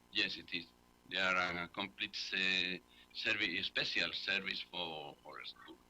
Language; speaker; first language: English; non-native, learner; Spanish